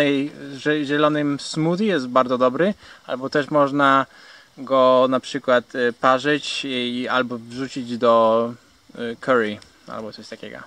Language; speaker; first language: Polish; early bilingual, heritage; Polish